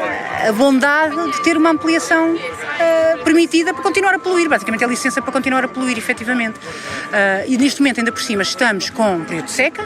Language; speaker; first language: Portuguese; native; Portuguese